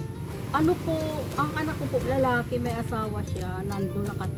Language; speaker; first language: Filipino; non-native, local second language; Bikol